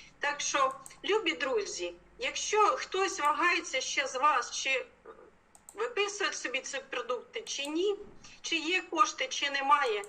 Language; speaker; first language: Ukrainian; native; Ukrainian